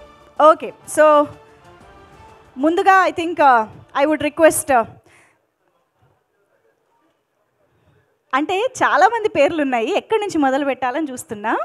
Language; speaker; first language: Telugu; native; Telugu